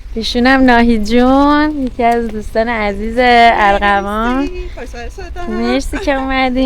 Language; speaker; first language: Persian; native; Persian